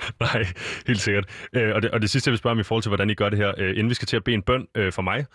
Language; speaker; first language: Danish; native; Danish